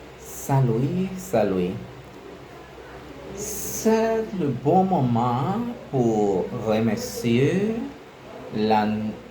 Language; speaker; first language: French; non-native, learner; Spanish